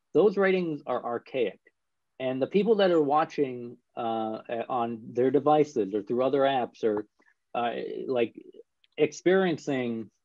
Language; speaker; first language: English; native; English